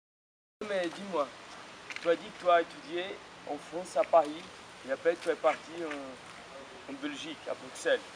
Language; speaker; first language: French; non-native, fluent; Portuguese